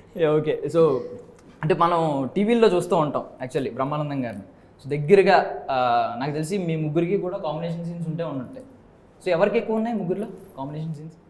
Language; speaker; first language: Telugu; native; Telugu